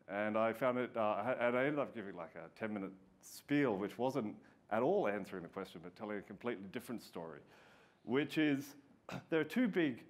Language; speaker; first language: English; native; English